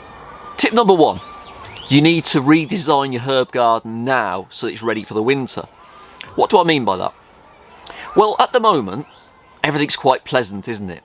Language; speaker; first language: English; native; English